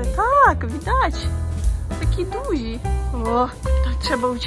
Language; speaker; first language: Polish; non-native, learner; Russian